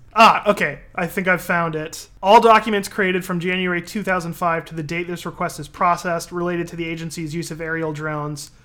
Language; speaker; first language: English; native; English